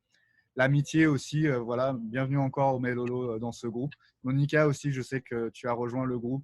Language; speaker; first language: French; native; French